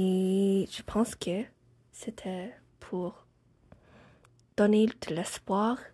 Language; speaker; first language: French; non-native, fluent; English